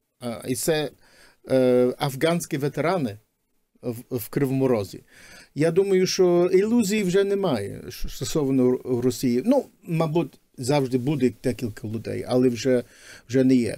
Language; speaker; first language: Ukrainian; early bilingual, heritage; Ukrainian